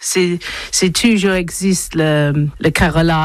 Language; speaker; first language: French; non-native, learner; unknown